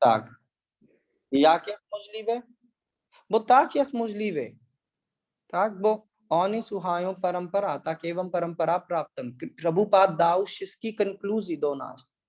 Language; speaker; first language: Polish; non-native, learner; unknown